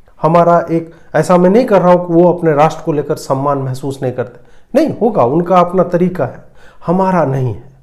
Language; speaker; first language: Hindi; native; Hindi